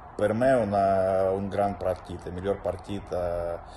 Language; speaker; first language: Italian; non-native, fluent; Russian